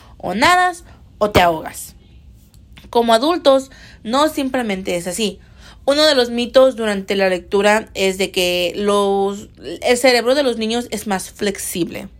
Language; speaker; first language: Spanish; early bilingual, heritage; Spanish